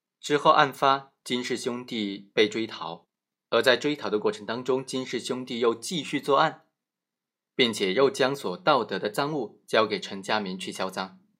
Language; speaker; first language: Chinese; native; Chinese